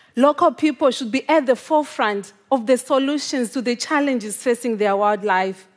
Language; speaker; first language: English; non-native, local second language; Shona